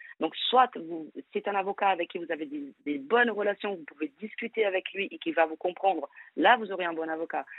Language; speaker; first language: French; non-native, fluent; Portuguese